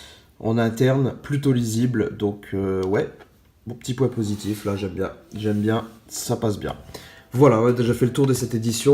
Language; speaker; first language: French; native; French